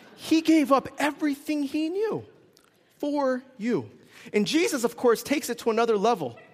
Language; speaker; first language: English; early bilingual, other home language; Korean